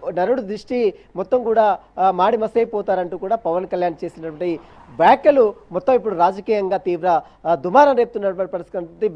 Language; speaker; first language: Telugu; native; Telugu